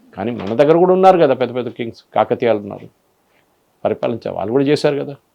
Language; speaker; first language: Telugu; non-native, fluent; Malayalam